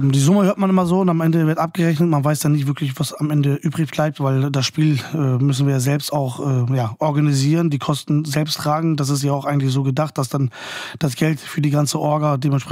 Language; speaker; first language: German; native; German